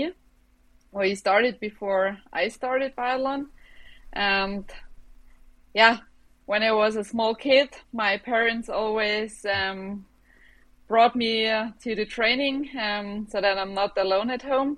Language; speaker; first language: English; non-native, fluent; German